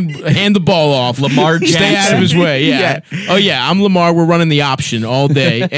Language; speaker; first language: English; native; English